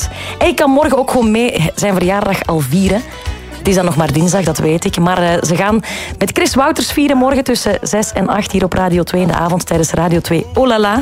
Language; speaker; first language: Dutch; native; Dutch